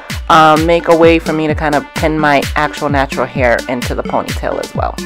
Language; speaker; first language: English; native; English